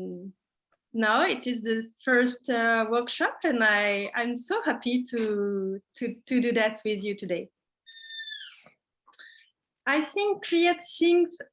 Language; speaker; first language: English; non-native, learner; French